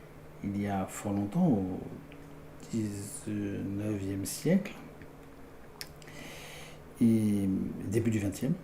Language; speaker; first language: French; native; French